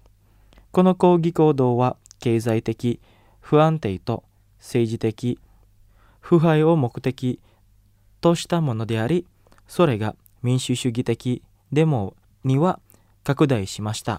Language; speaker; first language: Japanese; non-native, fluent; Indonesian